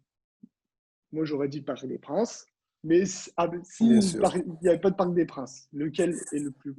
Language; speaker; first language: French; native; French